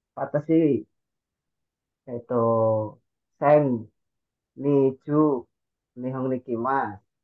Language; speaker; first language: Japanese; non-native, learner; Indonesian